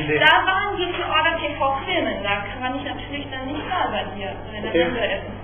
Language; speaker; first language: German; native; German